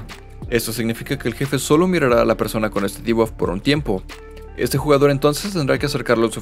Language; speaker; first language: Spanish; native; Spanish